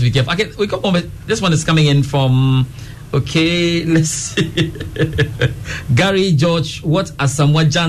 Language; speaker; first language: English; non-native, local second language; Akan